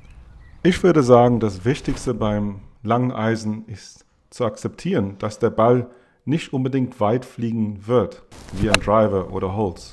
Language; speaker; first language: German; non-native, fluent; English